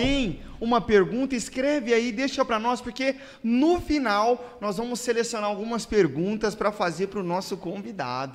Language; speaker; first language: Portuguese; native; Portuguese